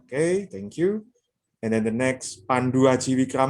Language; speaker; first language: English; non-native, local second language; Indonesian